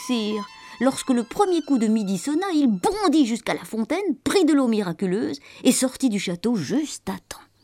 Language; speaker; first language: French; native; French